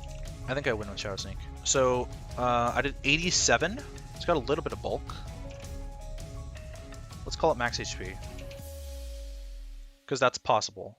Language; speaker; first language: English; native; English